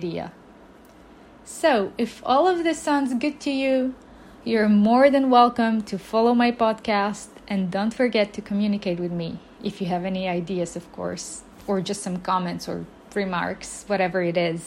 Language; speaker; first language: English; non-native, fluent; Bulgarian